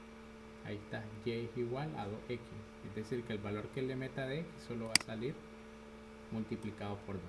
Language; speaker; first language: Spanish; native; Spanish